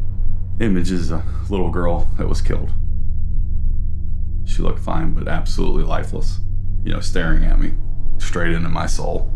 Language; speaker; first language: English; native; English